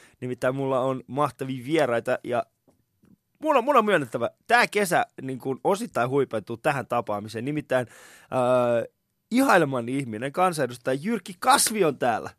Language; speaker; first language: Finnish; non-native, fluent; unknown